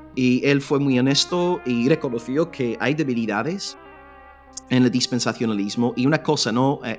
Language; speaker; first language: Spanish; non-native, fluent; English